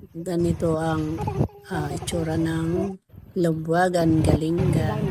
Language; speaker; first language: Filipino; non-native, local second language; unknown